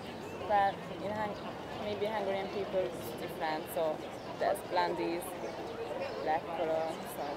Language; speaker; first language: English; non-native, learner; Hungarian